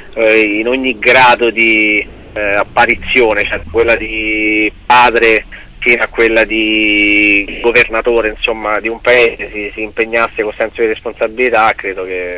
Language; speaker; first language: Italian; native; Italian